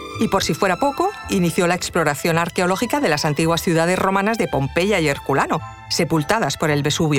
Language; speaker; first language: Spanish; native; Spanish